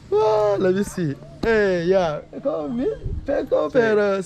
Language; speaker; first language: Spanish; non-native, learner; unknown